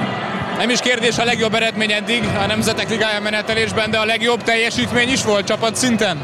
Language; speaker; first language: Hungarian; native; Hungarian